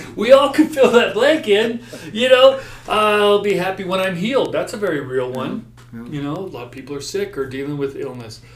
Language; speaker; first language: English; native; English